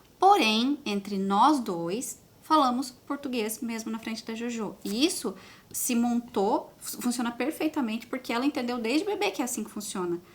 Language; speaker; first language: Portuguese; native; Portuguese